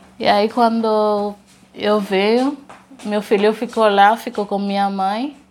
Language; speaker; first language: Portuguese; non-native, fluent; Haitian Creole